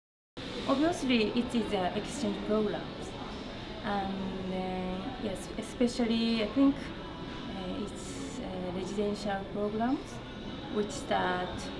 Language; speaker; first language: English; non-native, learner; Japanese